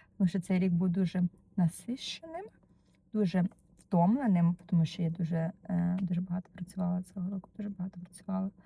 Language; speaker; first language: Ukrainian; non-native, fluent; Russian